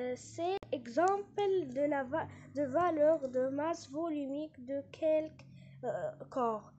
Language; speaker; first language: French; non-native, local second language; Arabic